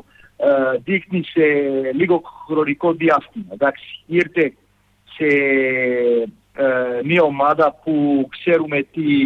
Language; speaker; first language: Greek; non-native, fluent; Serbian